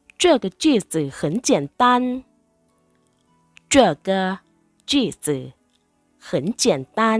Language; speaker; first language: Chinese; non-native, fluent; Thai